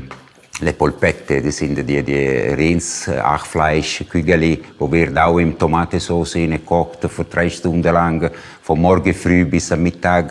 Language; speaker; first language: German; non-native, fluent; Italian